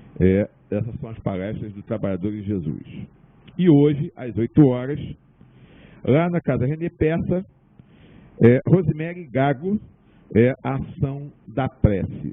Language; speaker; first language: Portuguese; native; Portuguese